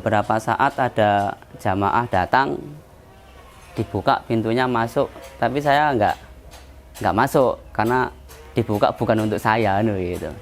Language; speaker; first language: Indonesian; non-native, local second language; Javanese